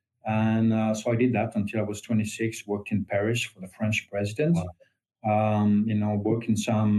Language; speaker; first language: English; non-native, fluent; French